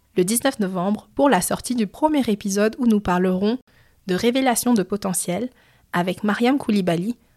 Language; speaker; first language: French; native; French